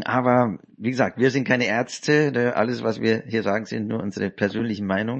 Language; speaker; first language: German; native; German